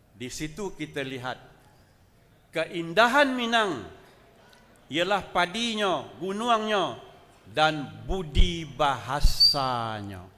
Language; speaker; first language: Malay; native; Malay